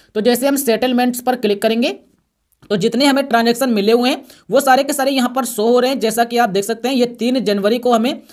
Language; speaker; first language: Hindi; native; Hindi